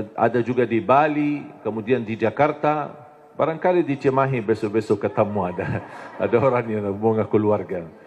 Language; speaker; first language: Indonesian; non-native, fluent; Arabic